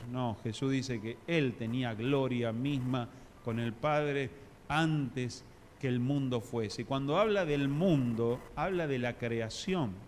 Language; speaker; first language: Spanish; native; Spanish